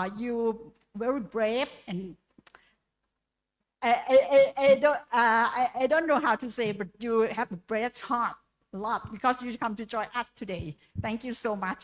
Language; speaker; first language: English; non-native, learner; Indonesian